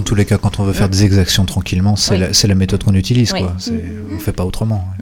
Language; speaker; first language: French; native; French